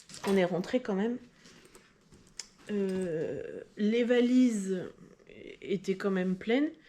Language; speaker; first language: French; native; French